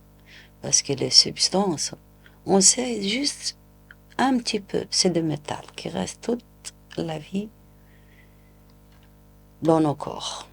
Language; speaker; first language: French; non-native, local second language; Arabic